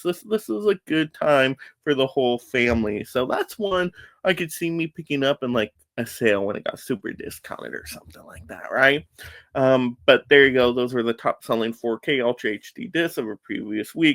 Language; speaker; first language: English; native; English